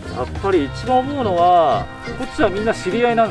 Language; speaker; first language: Japanese; native; Japanese